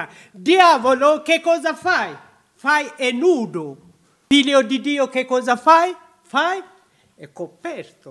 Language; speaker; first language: Italian; non-native, learner; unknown